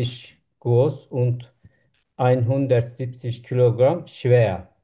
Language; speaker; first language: German; non-native, learner; Turkish